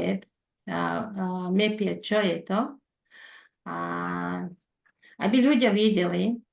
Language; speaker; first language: Slovak; non-native, fluent; Mongolian